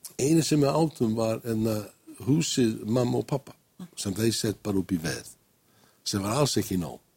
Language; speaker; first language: Icelandic; non-native, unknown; English